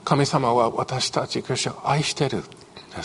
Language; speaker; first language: Japanese; non-native, fluent; English